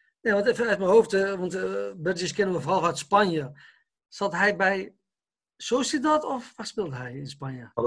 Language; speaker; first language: Dutch; early bilingual, other home language; Arabic